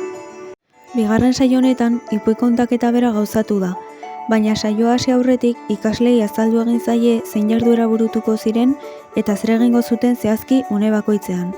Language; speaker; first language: Basque; native; Basque